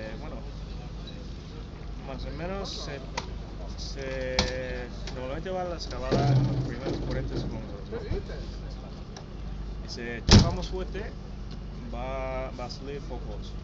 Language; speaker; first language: Spanish; non-native, fluent; English